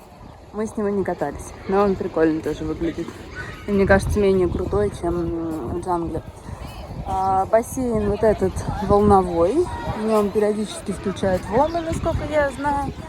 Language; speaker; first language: Russian; native; Russian